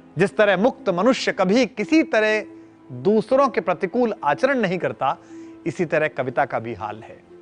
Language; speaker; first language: Hindi; native; Hindi